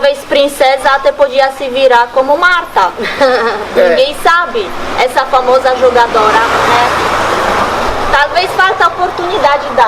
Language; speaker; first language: Portuguese; non-native, learner; Polish